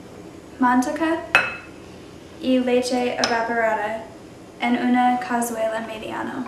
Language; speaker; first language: Spanish; non-native, learner; English